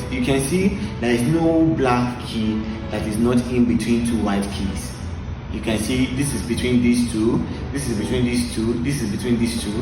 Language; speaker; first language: English; non-native, local second language; Yoruba